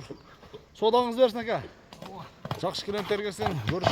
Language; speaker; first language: Kyrgyz; native; Kyrgyz